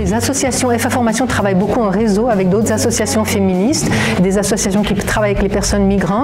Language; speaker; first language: French; native; French